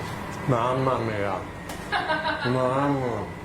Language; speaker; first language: Italian; non-native, fluent; English